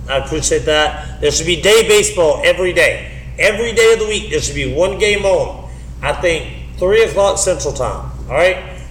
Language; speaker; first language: English; native; English